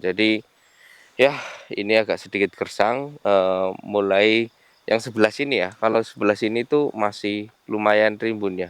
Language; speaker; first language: Indonesian; native; Indonesian